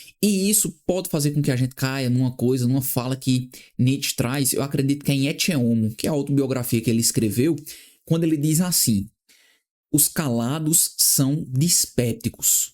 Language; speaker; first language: Portuguese; native; Portuguese